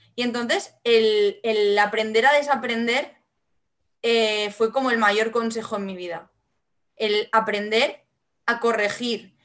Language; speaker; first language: Spanish; non-native, local second language; Catalan